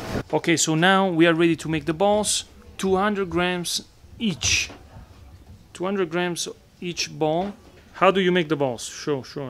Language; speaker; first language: English; non-native, fluent; Italian